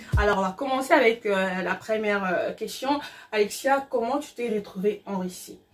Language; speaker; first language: French; non-native, local second language; Lingala